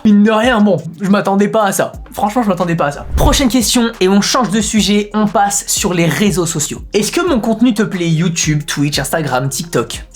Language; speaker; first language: French; native; French